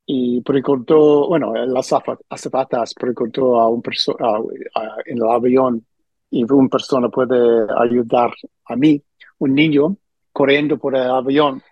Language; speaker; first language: Spanish; early bilingual, heritage; Spanish